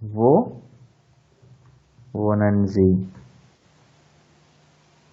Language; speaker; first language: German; non-native, fluent; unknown